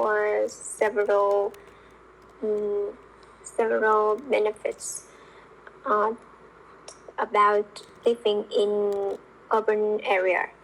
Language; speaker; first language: English; non-native, learner; Vietnamese